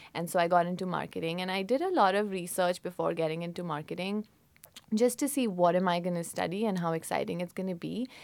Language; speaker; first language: English; non-native, local second language; Hindi